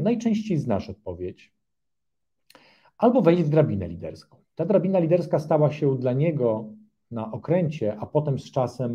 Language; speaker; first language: Polish; native; Polish